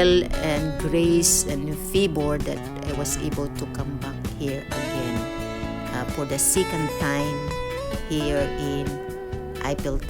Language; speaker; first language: English; non-native, local second language; Cebuano